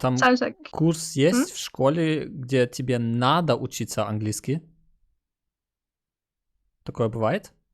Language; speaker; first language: Russian; early bilingual, heritage; German